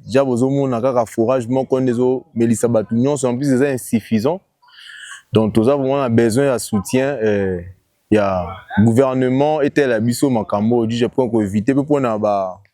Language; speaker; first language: Lingala; native; Lingala